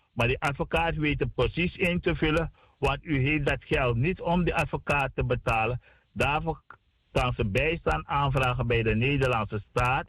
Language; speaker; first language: Dutch; native; Dutch